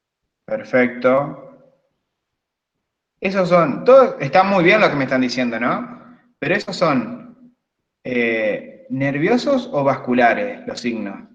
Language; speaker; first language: Spanish; native; Spanish